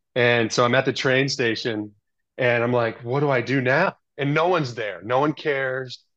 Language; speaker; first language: English; native; English